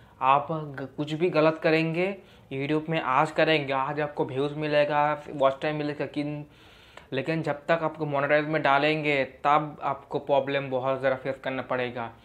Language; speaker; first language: Hindi; non-native, local second language; Bangla